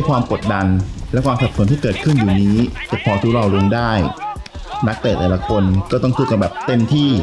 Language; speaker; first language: Thai; native; Thai